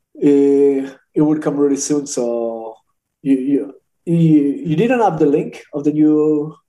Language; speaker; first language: English; non-native, learner; French